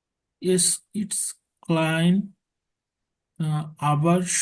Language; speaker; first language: German; non-native, learner; Bangla